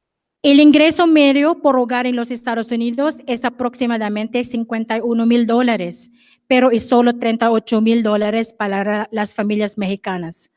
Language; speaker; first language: Spanish; non-native, fluent; English